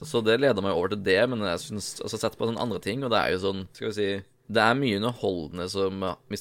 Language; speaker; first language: Norwegian; native; Norwegian